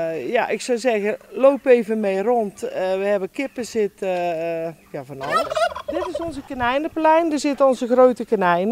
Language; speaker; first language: Dutch; native; Dutch